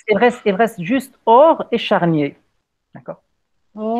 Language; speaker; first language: French; non-native, local second language; Arabic